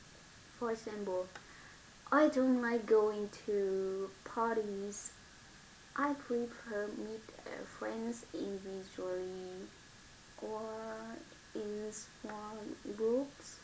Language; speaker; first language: English; non-native, learner; Vietnamese